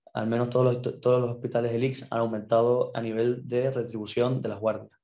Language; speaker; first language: Spanish; native; Spanish